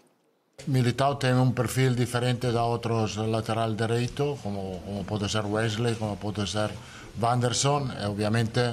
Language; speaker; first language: Portuguese; non-native, fluent; Italian